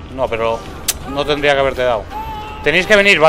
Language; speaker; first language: Spanish; native; Spanish